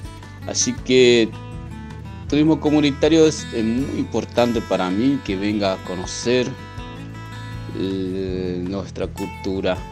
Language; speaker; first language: Spanish; non-native, local second language; Guarani